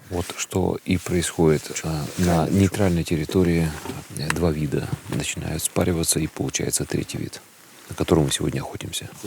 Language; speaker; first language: Russian; native; Russian